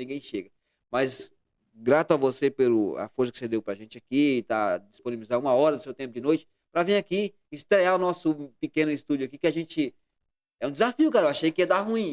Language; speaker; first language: Portuguese; native; Portuguese